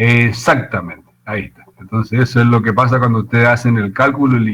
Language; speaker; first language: Spanish; native; Spanish